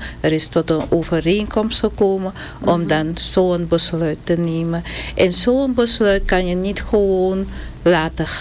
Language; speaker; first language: Dutch; non-native, local second language; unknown